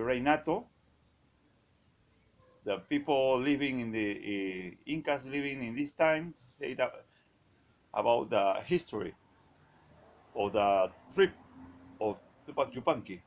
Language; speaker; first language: English; non-native, learner; Spanish